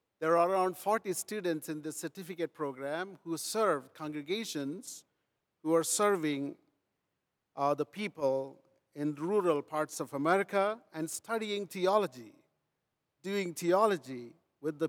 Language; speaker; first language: English; non-native, local second language; Telugu